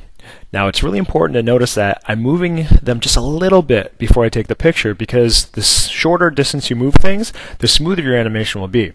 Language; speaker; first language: English; native; English